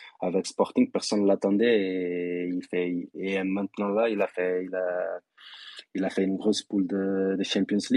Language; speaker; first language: French; non-native, fluent; Portuguese